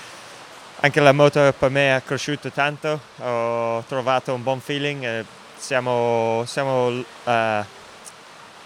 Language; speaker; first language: Italian; non-native, fluent; English